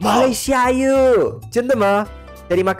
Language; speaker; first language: Chinese; non-native, learner; Spanish